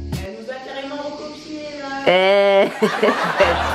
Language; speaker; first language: French; native; French